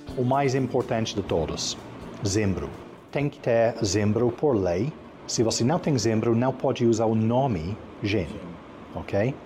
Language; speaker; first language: Portuguese; non-native, fluent; English